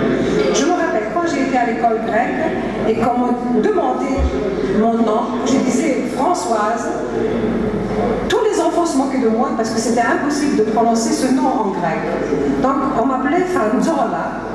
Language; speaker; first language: French; early bilingual, heritage; Greek